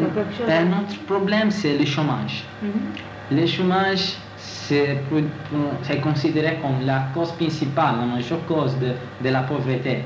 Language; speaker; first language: French; non-native, learner; Italian